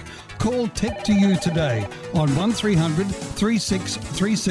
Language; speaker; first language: English; native; English